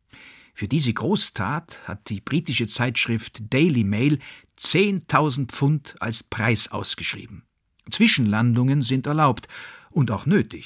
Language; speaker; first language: German; native; German